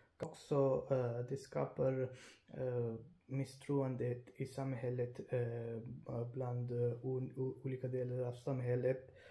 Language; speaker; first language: Swedish; non-native, fluent; Urdu